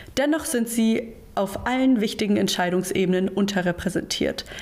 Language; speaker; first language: German; native; German